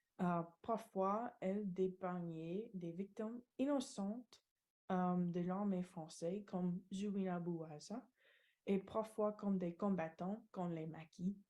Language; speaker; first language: French; non-native, learner; English